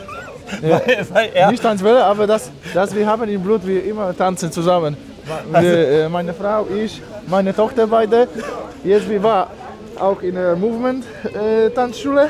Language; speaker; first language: German; non-native, learner; Polish